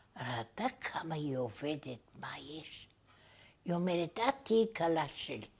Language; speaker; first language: Hebrew; non-native, fluent; Bulgarian